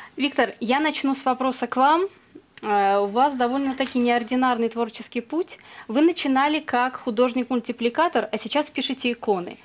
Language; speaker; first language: Russian; native; Russian